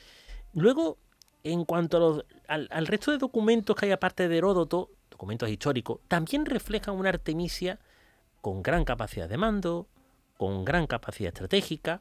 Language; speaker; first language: Spanish; native; Spanish